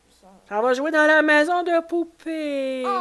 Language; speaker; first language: French; native; French